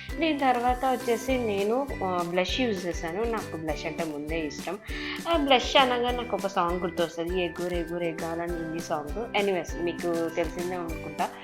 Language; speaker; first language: Telugu; non-native, local second language; Marathi